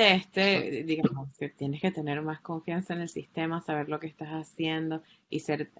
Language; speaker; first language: Spanish; native; Spanish